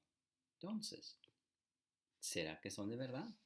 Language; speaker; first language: Spanish; early bilingual, heritage; Spanish